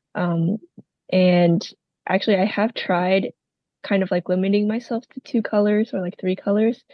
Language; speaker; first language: English; native; English